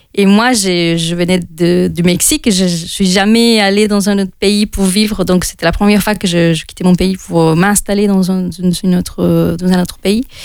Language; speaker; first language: French; non-native, fluent; Spanish